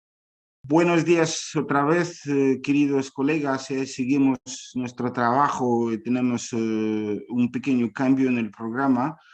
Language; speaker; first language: Spanish; non-native, fluent; Ukrainian